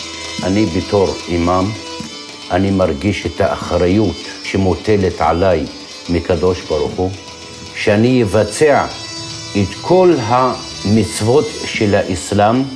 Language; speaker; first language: Hebrew; non-native, local second language; Adyghe